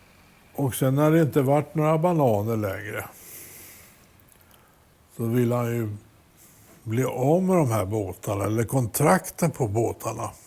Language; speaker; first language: Swedish; native; Swedish